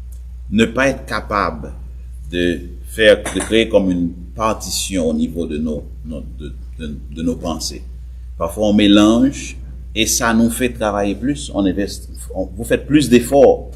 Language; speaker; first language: French; native; French